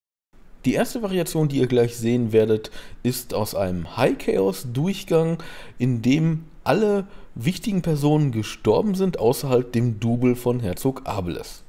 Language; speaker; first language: German; native; German